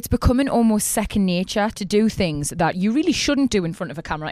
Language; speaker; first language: English; native; English